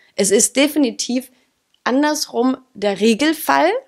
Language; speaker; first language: German; non-native, fluent; Danish